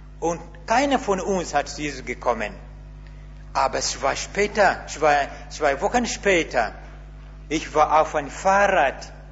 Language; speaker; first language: German; non-native, learner; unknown